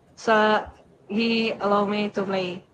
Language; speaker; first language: English; non-native, learner; Indonesian